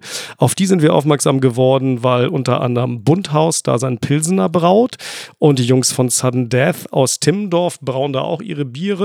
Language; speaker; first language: German; native; German